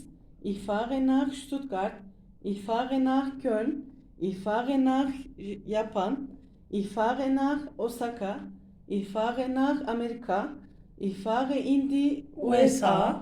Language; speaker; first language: German; non-native, learner; Turkish